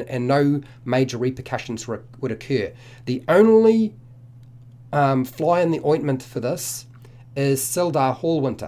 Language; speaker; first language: English; native; English